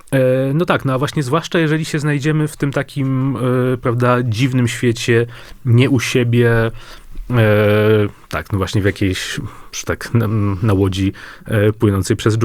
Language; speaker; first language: Polish; native; Polish